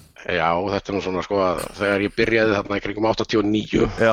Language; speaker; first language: Icelandic; native; Icelandic